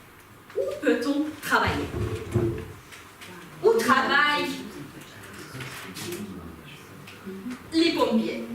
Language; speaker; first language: French; non-native, fluent; Ukrainian